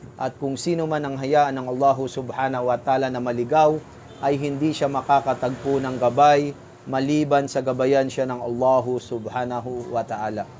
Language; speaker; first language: Filipino; native; Filipino